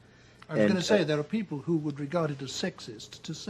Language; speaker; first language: English; native; English